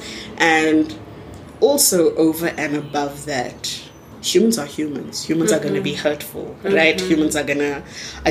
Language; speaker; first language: English; non-native, local second language; Tswana